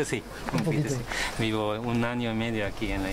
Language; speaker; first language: Spanish; non-native, learner; German